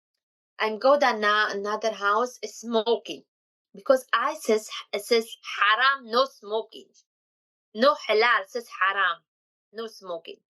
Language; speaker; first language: English; non-native, learner; Kurdish